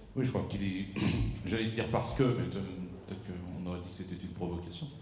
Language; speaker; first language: French; native; French